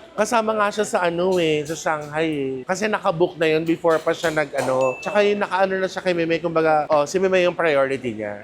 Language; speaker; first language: Filipino; native; Filipino